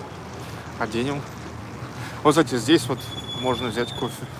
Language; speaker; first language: Russian; native; Russian